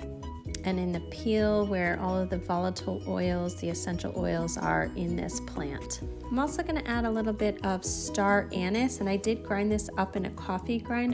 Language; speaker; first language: English; native; English